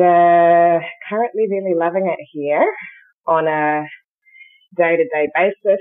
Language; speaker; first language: English; early bilingual, other home language; Shona